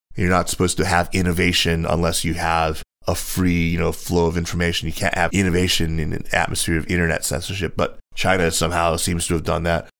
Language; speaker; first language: English; native; English